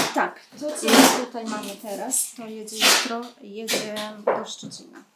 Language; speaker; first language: Polish; non-native, fluent; Ukrainian